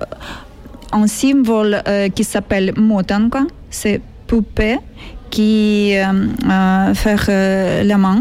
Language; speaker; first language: French; non-native, learner; Ukrainian